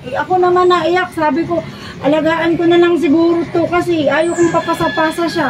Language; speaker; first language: Filipino; native; Filipino